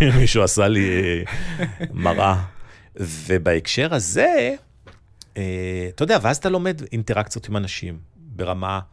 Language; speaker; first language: Hebrew; early bilingual, other home language; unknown